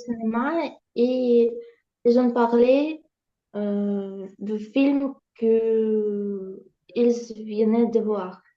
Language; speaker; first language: French; non-native, learner; Ukrainian